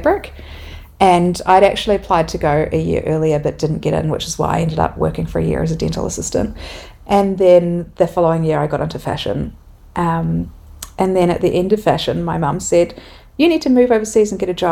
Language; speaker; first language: English; native; English